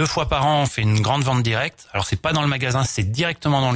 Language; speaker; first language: French; native; French